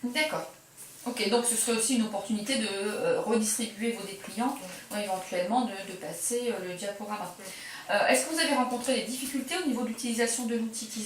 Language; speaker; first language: French; native; French